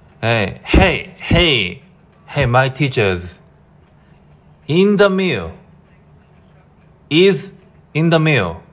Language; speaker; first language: English; non-native, fluent; Japanese